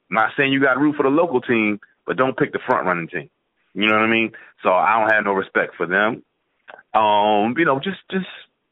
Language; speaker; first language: English; native; English